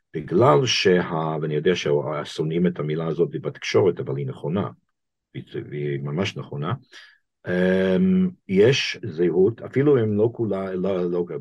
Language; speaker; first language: Hebrew; non-native, fluent; English